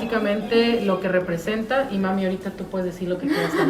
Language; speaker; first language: Spanish; native; Spanish